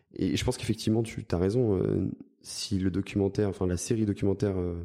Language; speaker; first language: French; native; French